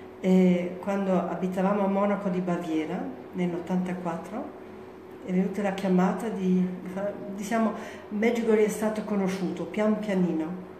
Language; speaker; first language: Italian; non-native, fluent; German